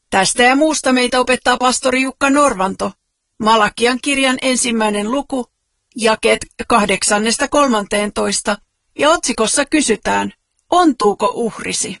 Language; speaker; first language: Finnish; native; Finnish